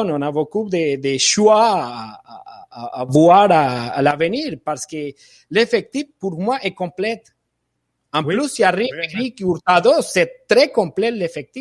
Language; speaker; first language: French; non-native, fluent; Spanish